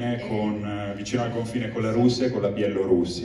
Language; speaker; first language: Italian; native; Italian